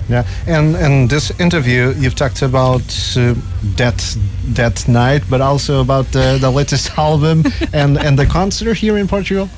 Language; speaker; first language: English; non-native, fluent; Portuguese